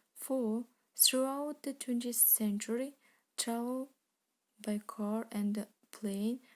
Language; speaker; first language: English; non-native, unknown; Kazakh